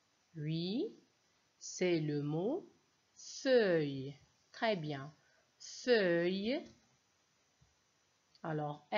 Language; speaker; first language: French; non-native, local second language; Arabic